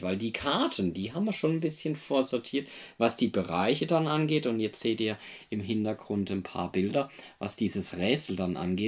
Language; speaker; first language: German; native; German